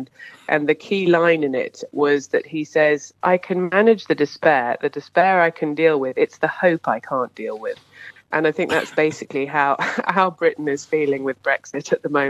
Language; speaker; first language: English; native; English